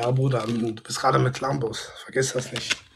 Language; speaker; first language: German; non-native, fluent; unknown